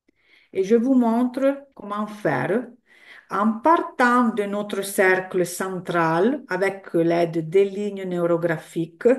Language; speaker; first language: French; non-native, fluent; Italian